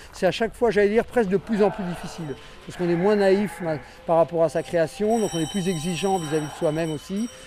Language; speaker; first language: French; native; French